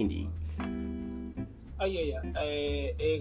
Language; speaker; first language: Japanese; non-native, learner; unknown